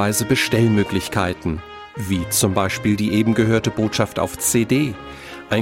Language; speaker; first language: German; native; German